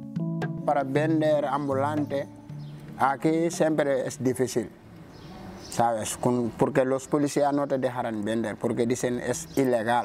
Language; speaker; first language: Spanish; non-native, local second language; Wolof